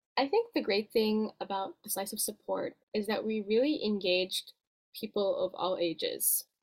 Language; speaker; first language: English; native; English